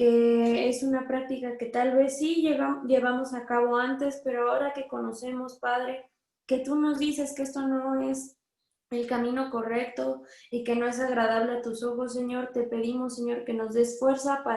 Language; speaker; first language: Spanish; native; Spanish